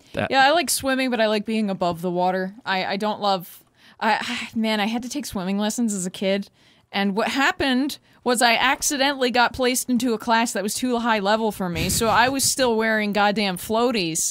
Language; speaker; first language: English; native; English